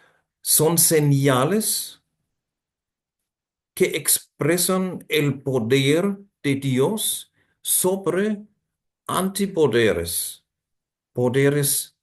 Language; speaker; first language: Spanish; non-native, fluent; German